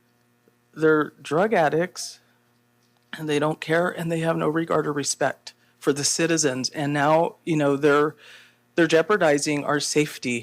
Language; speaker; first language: English; native; English